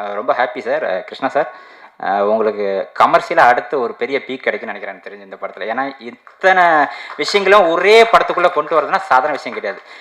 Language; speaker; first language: Tamil; native; Tamil